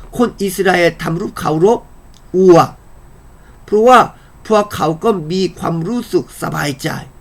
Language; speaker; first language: Thai; non-native, fluent; Korean